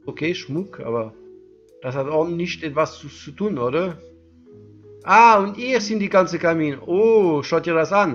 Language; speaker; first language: German; non-native, learner; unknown